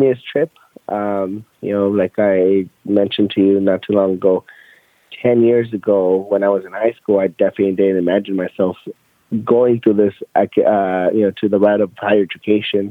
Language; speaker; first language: English; native; English